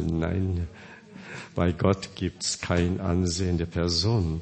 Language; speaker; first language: German; non-native, fluent; Korean